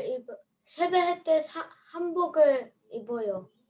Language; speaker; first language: Korean; non-native, learner; English